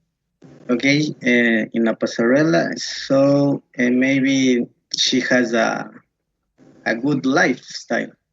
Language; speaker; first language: English; non-native, learner; Spanish